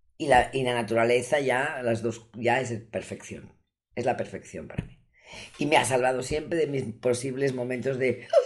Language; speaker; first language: Spanish; non-native, local second language; Catalan